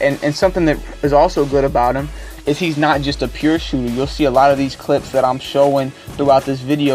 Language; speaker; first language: English; native; English